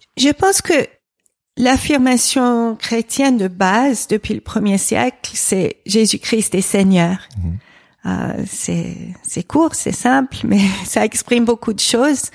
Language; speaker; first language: French; non-native, fluent; English